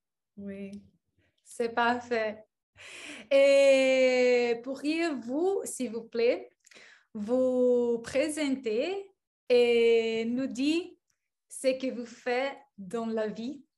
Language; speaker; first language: French; non-native, learner; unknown